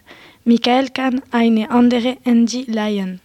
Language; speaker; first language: German; non-native, learner; French